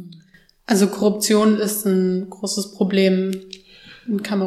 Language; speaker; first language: German; native; German